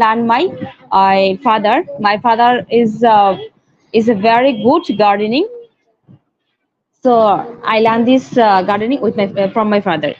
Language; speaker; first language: English; non-native, learner; Bangla